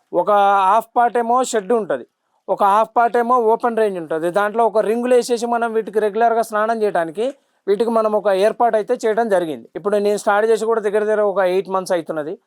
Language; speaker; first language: Telugu; native; Telugu